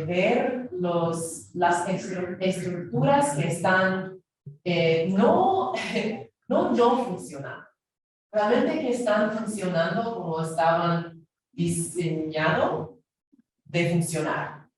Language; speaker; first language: Spanish; non-native, fluent; English